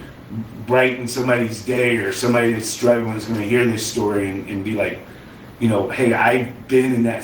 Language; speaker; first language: English; native; English